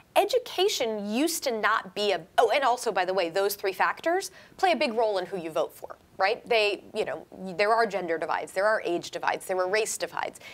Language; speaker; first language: English; native; English